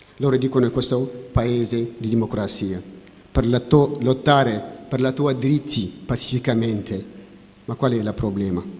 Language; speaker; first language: Italian; non-native, learner; Tigrinya